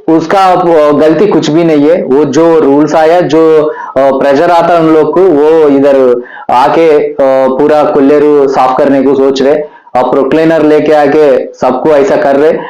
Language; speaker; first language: Hindi; non-native, local second language; Telugu